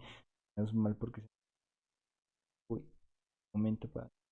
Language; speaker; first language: Spanish; native; Spanish